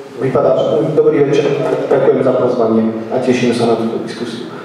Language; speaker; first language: Slovak; native; Slovak